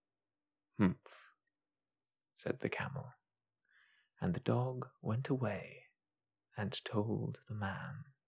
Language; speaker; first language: English; native; English